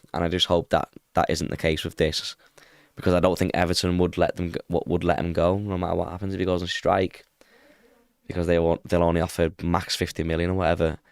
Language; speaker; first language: English; native; English